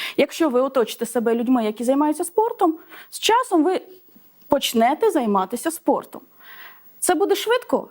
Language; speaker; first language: Ukrainian; non-native, local second language; Russian